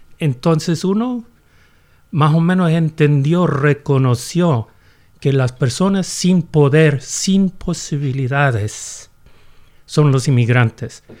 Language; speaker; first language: Spanish; non-native, fluent; English